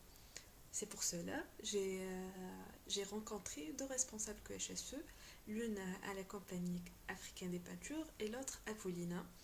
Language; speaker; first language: French; non-native, local second language; Arabic